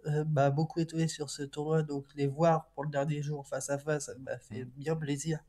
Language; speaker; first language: French; native; French